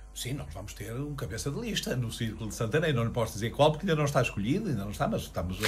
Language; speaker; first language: Portuguese; native; Portuguese